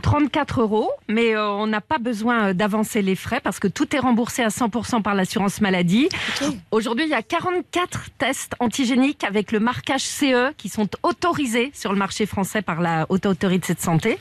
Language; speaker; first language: French; native; French